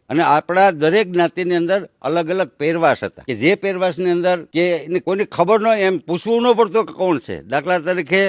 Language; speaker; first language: Gujarati; native; Gujarati